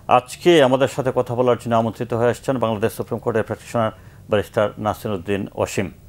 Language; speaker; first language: Bangla; native; Bangla